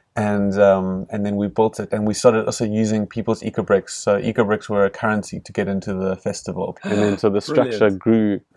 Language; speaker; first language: English; native; English